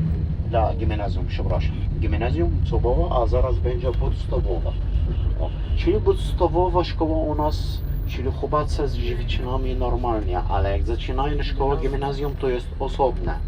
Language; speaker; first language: Polish; non-native, learner; Arabic